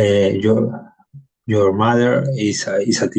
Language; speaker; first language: English; non-native, learner; Spanish